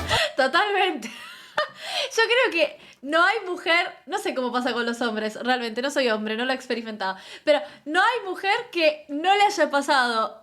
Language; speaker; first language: Spanish; native; Spanish